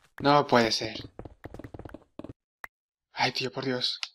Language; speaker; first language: Spanish; native; Spanish